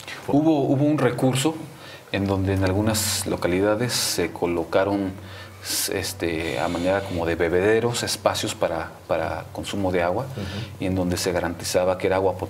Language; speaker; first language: Spanish; native; Spanish